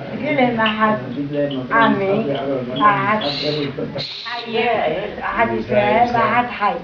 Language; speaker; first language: Hebrew; non-native, learner; Arabic